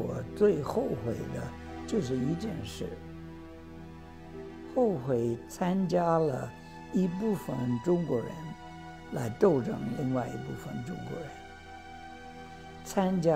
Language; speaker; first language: Chinese; non-native, fluent; English